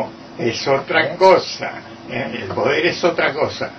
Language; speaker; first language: Spanish; native; Spanish